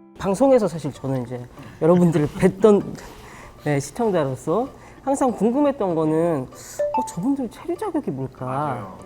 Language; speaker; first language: Korean; native; Korean